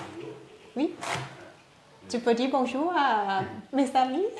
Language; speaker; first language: French; non-native, learner; Thai